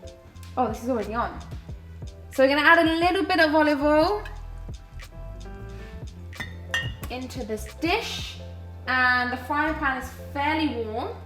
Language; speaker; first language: English; native; English